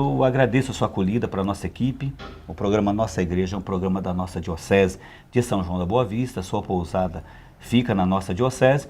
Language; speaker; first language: Portuguese; native; Portuguese